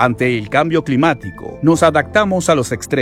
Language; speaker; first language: Spanish; native; Spanish